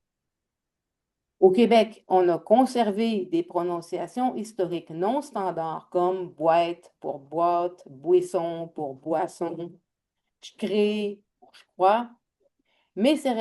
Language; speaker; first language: French; native; French